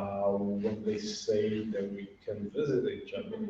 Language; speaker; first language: English; non-native, fluent; Portuguese